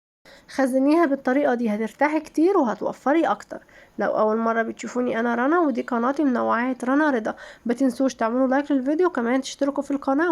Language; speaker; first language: Arabic; native; Arabic